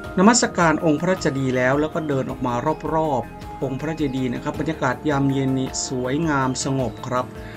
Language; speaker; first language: Thai; native; Thai